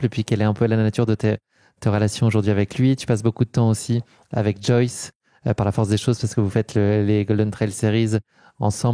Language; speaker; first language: French; native; French